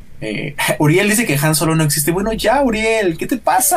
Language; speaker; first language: Spanish; native; Spanish